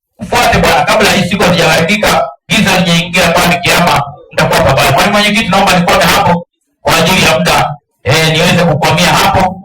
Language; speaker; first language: Swahili; non-native, local second language; Luo (Kenya and Tanzania)